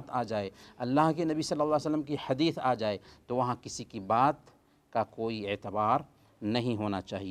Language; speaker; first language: Urdu; native; Urdu